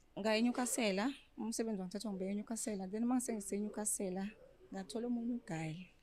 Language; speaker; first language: Zulu; native; Zulu